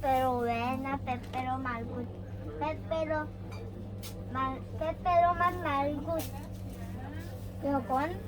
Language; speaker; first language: Korean; early bilingual, heritage; Korean